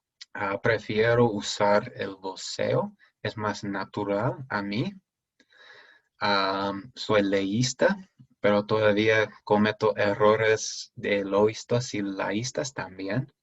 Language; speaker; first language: Spanish; non-native, fluent; English